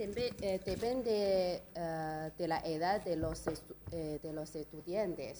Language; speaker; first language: Spanish; non-native, learner; Chinese